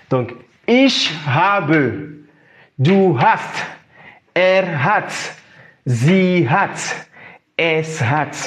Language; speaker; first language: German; non-native, fluent; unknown